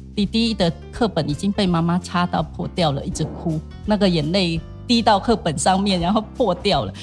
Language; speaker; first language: Chinese; non-native, fluent; Khmer